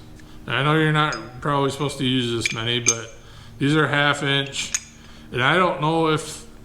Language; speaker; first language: English; native; English